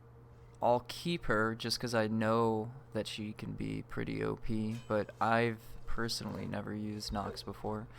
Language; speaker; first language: English; native; English